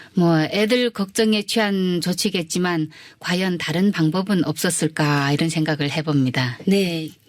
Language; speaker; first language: Korean; early bilingual, heritage; Korean